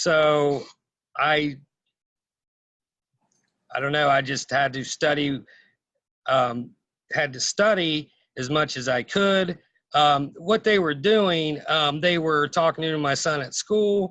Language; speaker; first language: English; native; English